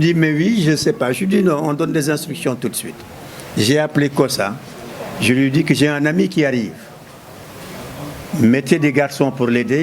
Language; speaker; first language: French; non-native, local second language; Wolof